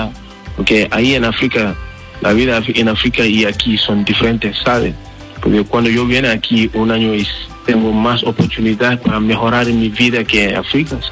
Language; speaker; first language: Spanish; non-native, learner; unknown